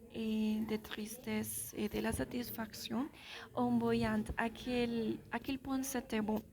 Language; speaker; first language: French; non-native, learner; Spanish